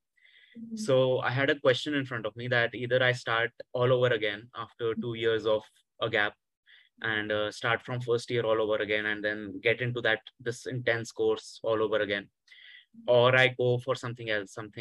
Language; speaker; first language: English; non-native, local second language; Hindi